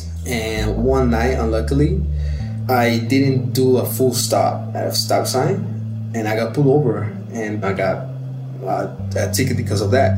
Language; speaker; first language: English; native; English